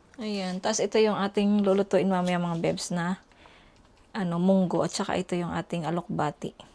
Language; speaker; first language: Filipino; native; Filipino